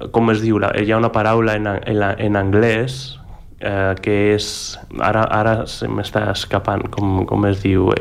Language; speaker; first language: Catalan; non-native, fluent; Greek